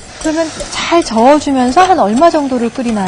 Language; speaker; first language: Korean; native; Korean